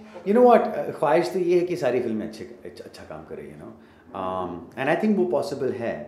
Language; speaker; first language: Hindi; native; Hindi